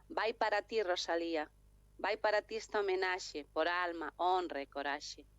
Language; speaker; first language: Galician; native; Galician